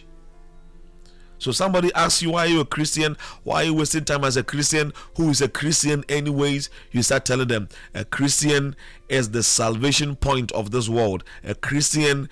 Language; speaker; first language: English; non-native, local second language; Akan